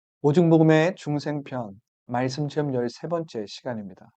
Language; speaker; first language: Korean; native; Korean